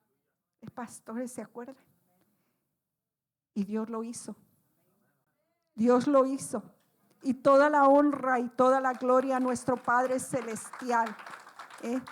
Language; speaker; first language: Spanish; native; Spanish